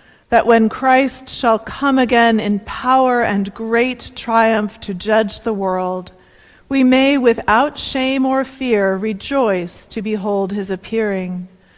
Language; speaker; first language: English; native; English